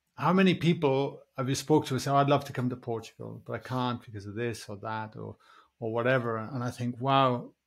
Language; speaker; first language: English; native; English